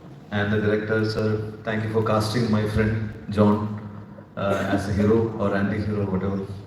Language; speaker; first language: English; non-native, local second language; Malayalam